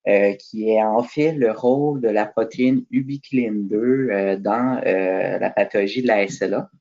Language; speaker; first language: French; native; French